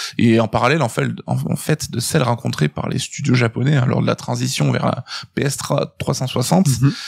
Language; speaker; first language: French; native; French